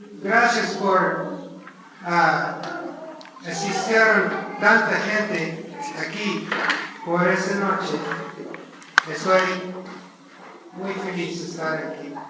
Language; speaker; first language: Spanish; non-native, learner; English